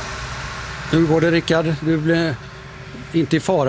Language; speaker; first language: Swedish; native; Swedish